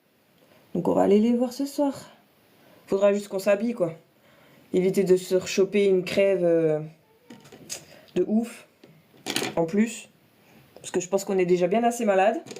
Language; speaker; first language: French; native; French